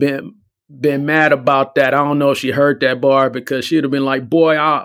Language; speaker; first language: English; native; English